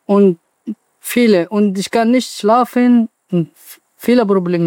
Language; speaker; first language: German; non-native, learner; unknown